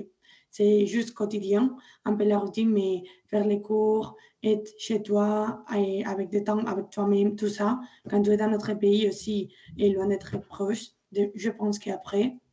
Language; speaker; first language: French; non-native, learner; Spanish